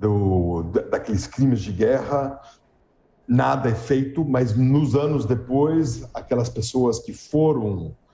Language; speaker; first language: Portuguese; non-native, fluent; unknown